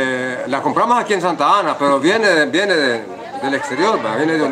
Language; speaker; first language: Spanish; native; Spanish